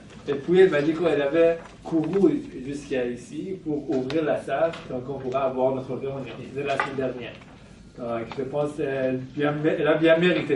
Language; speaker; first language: French; non-native, fluent; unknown